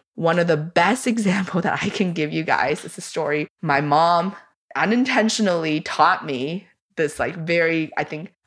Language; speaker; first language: English; early bilingual, other home language; Chinese